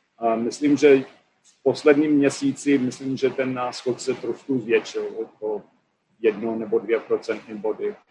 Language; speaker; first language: Czech; non-native, fluent; English